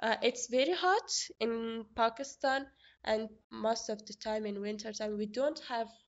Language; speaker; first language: English; non-native, learner; Persian